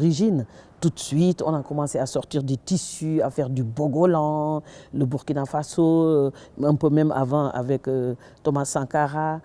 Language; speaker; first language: French; non-native, local second language; Wolof